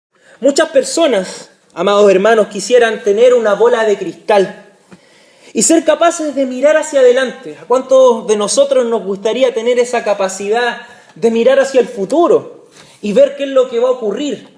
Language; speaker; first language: Spanish; native; Spanish